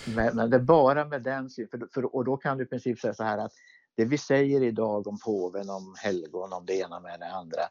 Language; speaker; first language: Swedish; native; Swedish